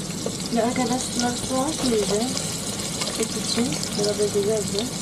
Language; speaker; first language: Turkish; non-native, learner; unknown